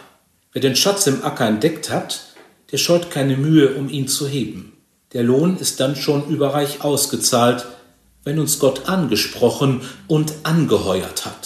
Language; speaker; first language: German; native; German